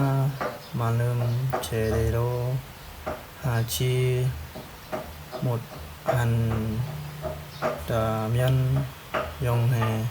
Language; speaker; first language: Korean; non-native, learner; Lao